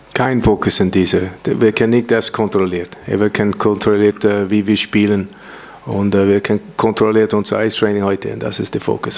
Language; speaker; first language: German; non-native, learner; English